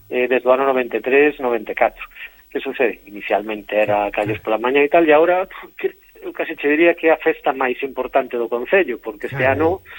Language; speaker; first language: Galician; native; Galician